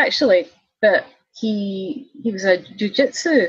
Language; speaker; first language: English; native; English